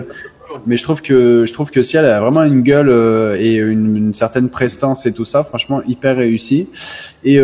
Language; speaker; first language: French; native; French